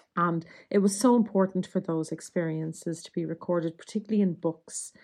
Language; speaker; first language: English; native; English